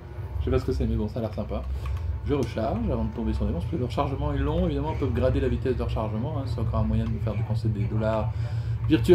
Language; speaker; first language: French; native; French